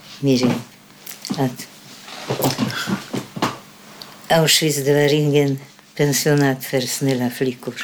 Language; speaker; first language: Swedish; non-native, fluent; Polish